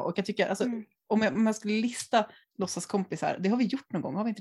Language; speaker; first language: Swedish; native; Swedish